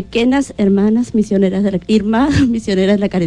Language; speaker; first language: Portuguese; non-native, learner; Spanish